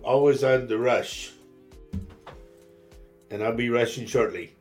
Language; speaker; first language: English; native; English